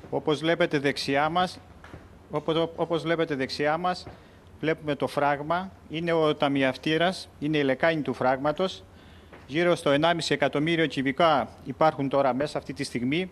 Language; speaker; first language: Greek; native; Greek